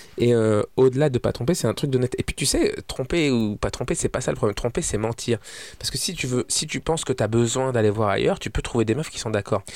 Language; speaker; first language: French; early bilingual, other home language; Arabic